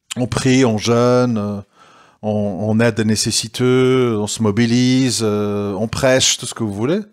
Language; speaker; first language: French; native; French